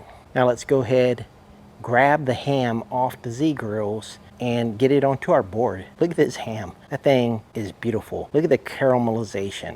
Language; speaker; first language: English; native; English